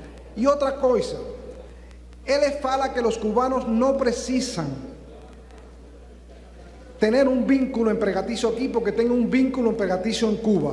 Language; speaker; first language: Portuguese; non-native, fluent; Spanish